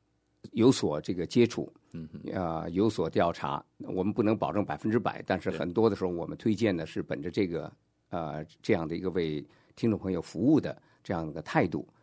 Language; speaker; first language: Chinese; native; Chinese